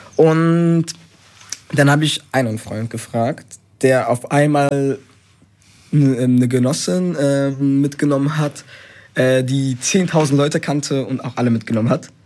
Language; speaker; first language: German; early bilingual, other home language; Spanish